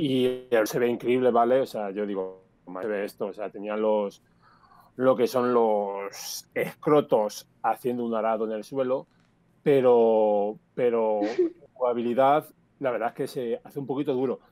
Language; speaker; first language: Spanish; native; Spanish